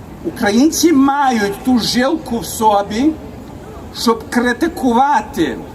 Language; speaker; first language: Ukrainian; early bilingual, heritage; Ukrainian